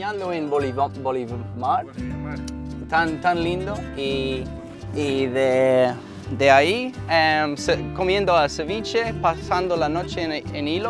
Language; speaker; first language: Spanish; non-native, learner; English